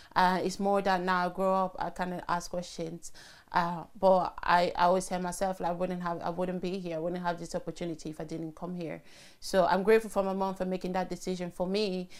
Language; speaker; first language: English; early bilingual, other home language; French